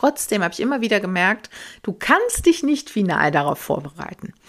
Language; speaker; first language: German; native; German